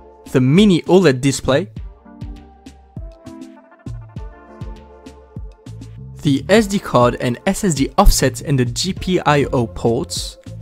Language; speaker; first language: English; non-native, fluent; French